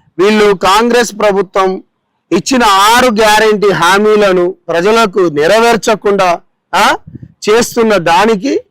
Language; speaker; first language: Telugu; native; Telugu